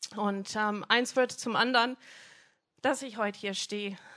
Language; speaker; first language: German; non-native, fluent; English